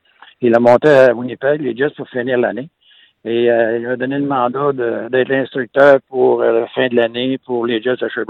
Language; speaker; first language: French; native; French